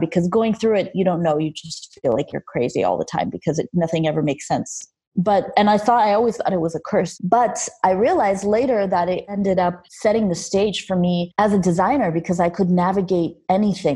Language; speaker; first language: English; early bilingual, other home language; Armenian